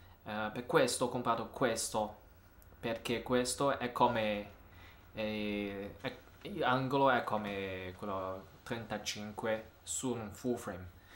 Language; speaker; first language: Italian; non-native, learner; English